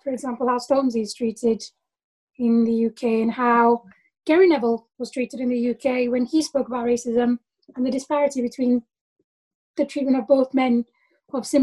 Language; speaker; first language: English; non-native, local second language; Tamil